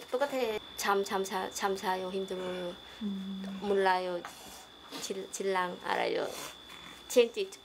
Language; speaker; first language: Korean; non-native, learner; Thai